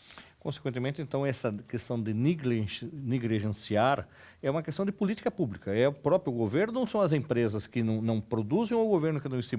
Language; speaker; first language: Portuguese; native; Portuguese